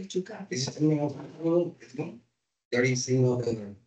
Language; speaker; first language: English; non-native, learner; Spanish